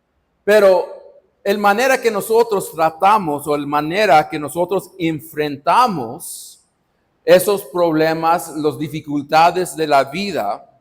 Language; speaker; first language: Spanish; non-native, fluent; English